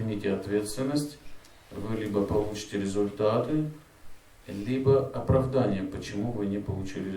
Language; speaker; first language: Russian; native; Russian